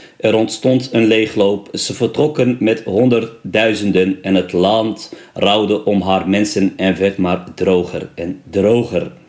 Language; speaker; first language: Dutch; early bilingual, other home language; Riffian